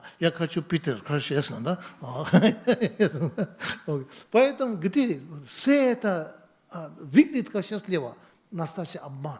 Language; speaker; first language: Russian; non-native, learner; Tibetan